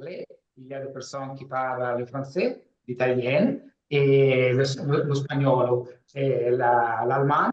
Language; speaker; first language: French; non-native, learner; Italian